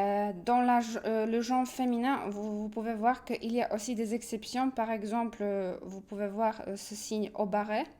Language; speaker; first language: French; non-native, fluent; Polish